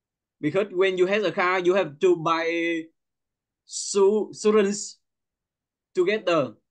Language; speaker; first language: English; non-native, learner; Vietnamese